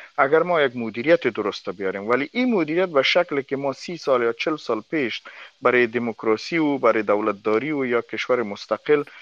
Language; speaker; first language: Persian; non-native, local second language; Pashto